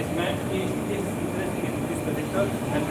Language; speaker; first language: English; non-native, fluent; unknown